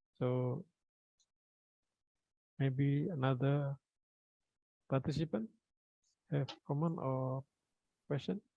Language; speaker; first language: English; non-native, fluent; Indonesian